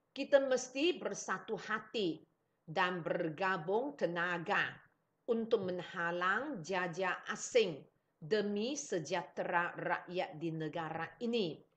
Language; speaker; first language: Malay; non-native, local second language; Chinese